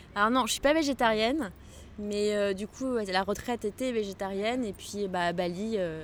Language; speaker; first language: French; non-native, local second language; Arabic